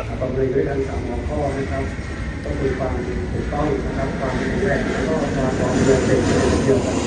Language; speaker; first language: Thai; native; Thai